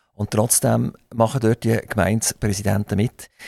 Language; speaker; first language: German; native; German